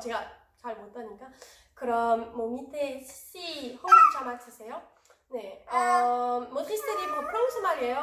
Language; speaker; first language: Korean; non-native, learner; French